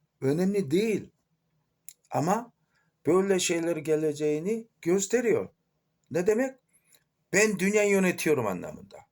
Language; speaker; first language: Turkish; non-native, fluent; Korean